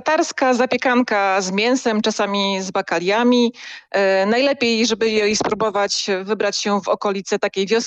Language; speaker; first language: Polish; native; Polish